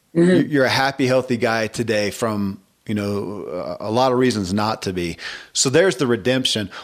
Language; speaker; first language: English; native; English